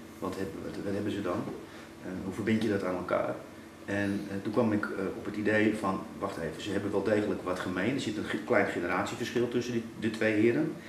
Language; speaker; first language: Dutch; native; Dutch